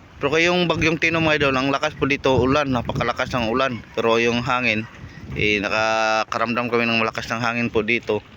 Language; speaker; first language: Filipino; non-native, local second language; Cebuano